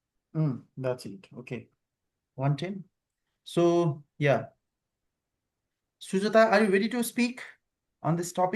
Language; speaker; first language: English; non-native, fluent; Nepali